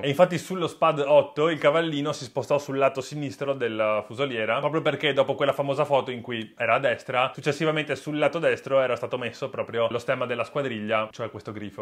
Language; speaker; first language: Italian; native; Italian